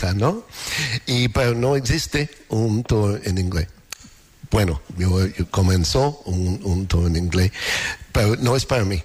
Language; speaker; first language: Spanish; non-native, learner; English